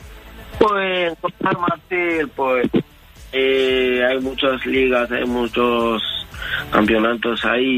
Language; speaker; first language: Spanish; non-native, learner; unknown